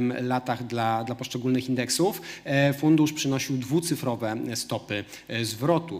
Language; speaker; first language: Polish; native; Polish